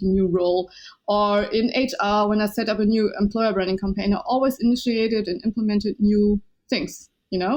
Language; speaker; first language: English; non-native, fluent; Chinese